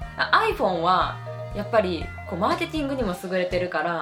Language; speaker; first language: Japanese; native; Japanese